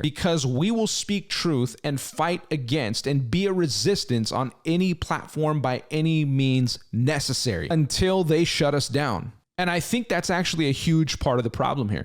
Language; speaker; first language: English; native; English